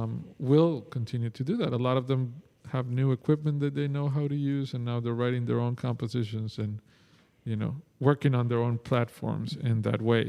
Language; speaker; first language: English; non-native, fluent; Spanish